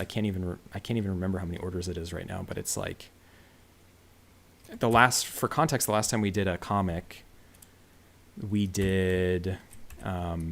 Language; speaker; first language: English; native; English